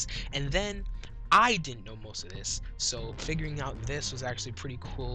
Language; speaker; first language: English; native; English